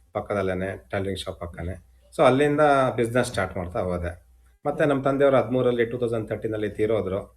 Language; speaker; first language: Kannada; native; Kannada